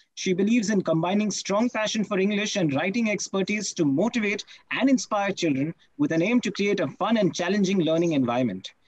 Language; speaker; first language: English; non-native, local second language; Hindi